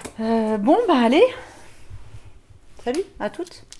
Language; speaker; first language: French; native; French